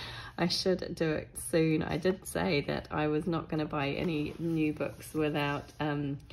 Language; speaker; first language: English; native; English